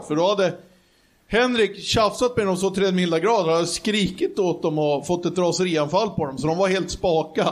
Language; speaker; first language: Swedish; native; Swedish